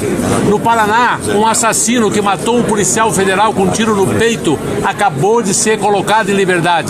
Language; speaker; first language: Portuguese; native; Portuguese